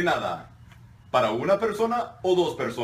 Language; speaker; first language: Spanish; non-native, learner; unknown